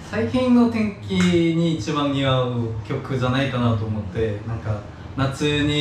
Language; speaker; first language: Japanese; non-native, fluent; Korean